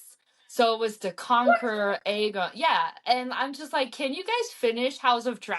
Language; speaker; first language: English; early bilingual, heritage; English